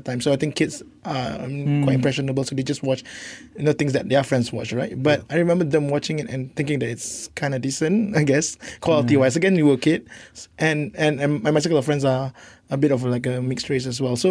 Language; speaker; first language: English; non-native, local second language; Malay